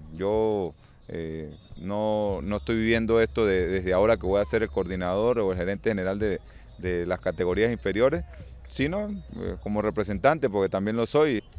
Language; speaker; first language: Spanish; native; Spanish